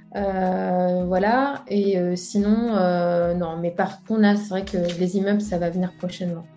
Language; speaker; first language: French; native; French